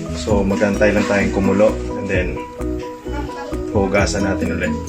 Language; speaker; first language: Filipino; non-native, local second language; Cebuano